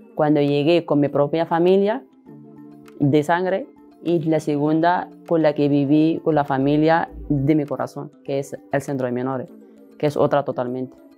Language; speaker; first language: Spanish; non-native, fluent; Arabic